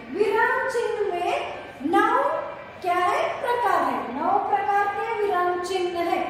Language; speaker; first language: Hindi; non-native, local second language; Kannada